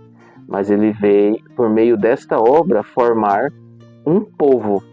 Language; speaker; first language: Portuguese; native; Portuguese